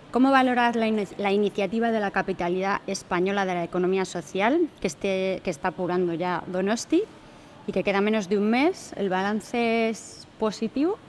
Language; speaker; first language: Spanish; native; Spanish